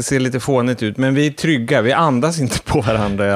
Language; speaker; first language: Swedish; native; Swedish